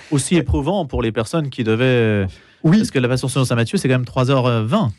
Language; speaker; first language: French; native; French